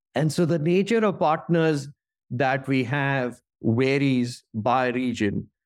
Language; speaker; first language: English; non-native, local second language; Hindi